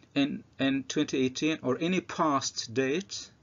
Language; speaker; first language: English; non-native, fluent; Arabic